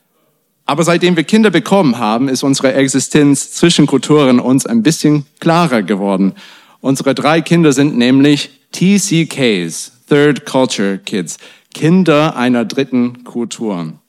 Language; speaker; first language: German; non-native, fluent; English